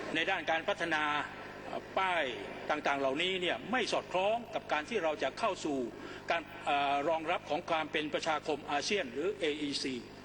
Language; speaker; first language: Thai; non-native, local second language; Pattani Malay